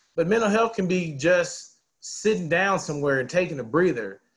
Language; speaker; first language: English; native; English